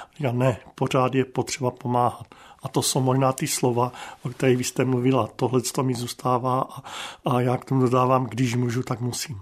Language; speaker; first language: Czech; native; Czech